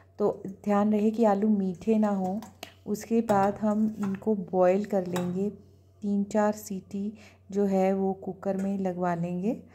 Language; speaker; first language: Hindi; native; Hindi